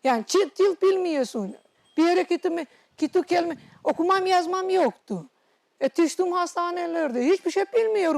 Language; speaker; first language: Turkish; non-native, local second language; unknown